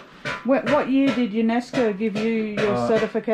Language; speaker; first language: English; native; English